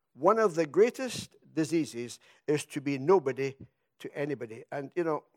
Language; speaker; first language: English; native; English